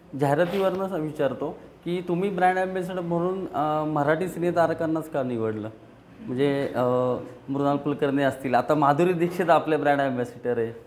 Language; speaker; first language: Marathi; native; Marathi